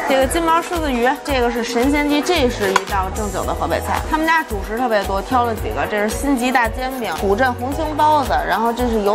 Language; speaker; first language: Chinese; native; Chinese